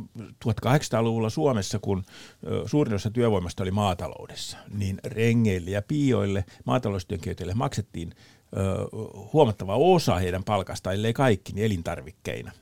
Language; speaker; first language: Finnish; native; Finnish